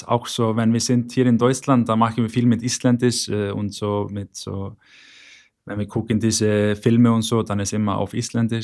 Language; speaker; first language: German; non-native, learner; Icelandic